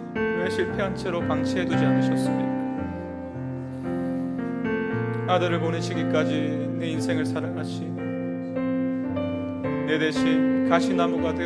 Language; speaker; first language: Korean; native; Korean